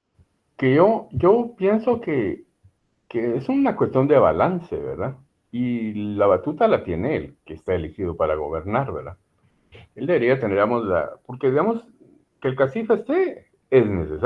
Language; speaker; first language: Spanish; native; Spanish